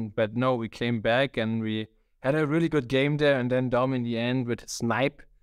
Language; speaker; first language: English; non-native, fluent; German